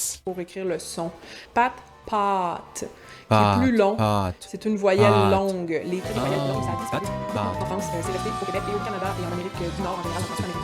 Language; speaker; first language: French; native; French